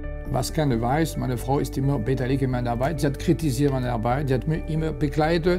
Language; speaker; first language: German; non-native, fluent; French